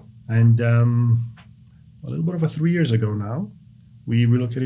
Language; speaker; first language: English; non-native, fluent; Romanian